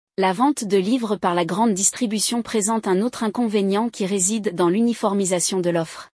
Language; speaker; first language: French; native; French